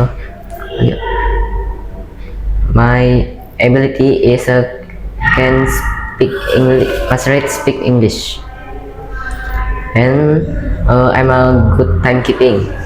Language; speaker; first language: English; non-native, learner; Indonesian